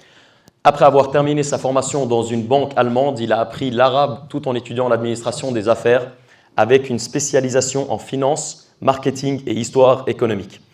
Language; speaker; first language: French; native; French